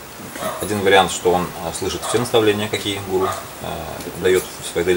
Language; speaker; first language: Russian; native; Russian